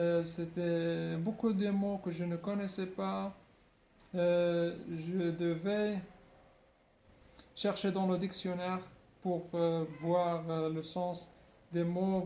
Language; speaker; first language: French; non-native, local second language; Arabic